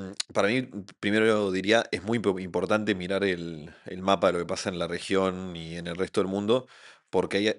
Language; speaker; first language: Spanish; native; Spanish